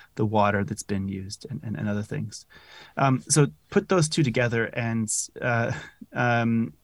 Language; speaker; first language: English; native; English